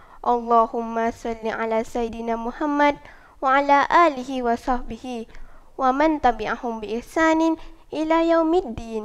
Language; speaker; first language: Arabic; non-native, learner; Malay